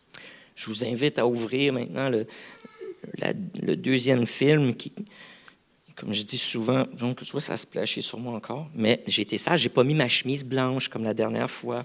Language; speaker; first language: French; native; French